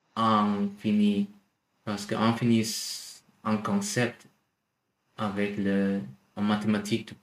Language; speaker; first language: French; non-native, learner; German